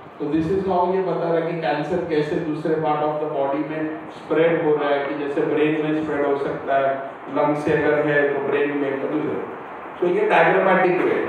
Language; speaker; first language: Hindi; non-native, local second language; Marathi